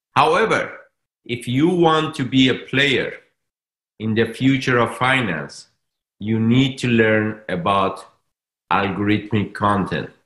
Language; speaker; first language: English; non-native, fluent; Persian